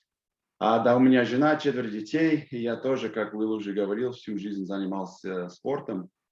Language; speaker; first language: Russian; non-native, fluent; English